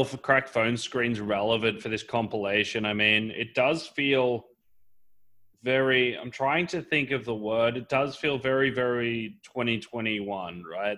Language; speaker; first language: English; native; English